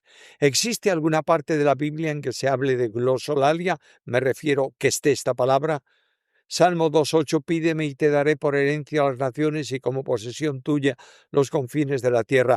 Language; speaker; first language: Spanish; native; Spanish